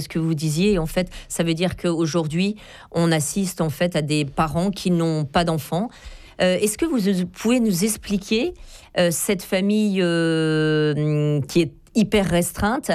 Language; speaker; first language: French; native; French